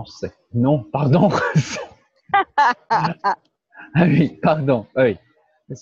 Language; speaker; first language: French; non-native, fluent; Portuguese